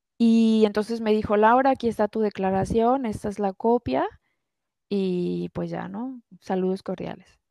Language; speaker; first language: Spanish; native; Spanish